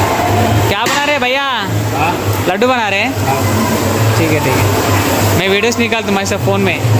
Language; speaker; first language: Hindi; non-native, local second language; Telugu